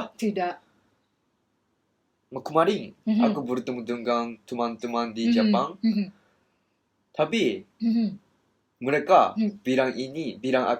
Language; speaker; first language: Indonesian; non-native, learner; Japanese